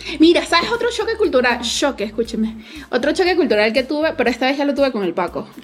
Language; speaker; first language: Spanish; native; Spanish